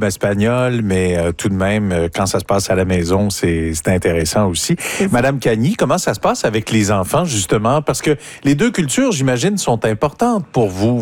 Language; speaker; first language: French; native; French